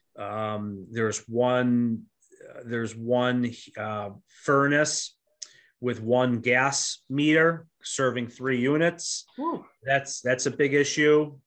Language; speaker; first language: English; native; English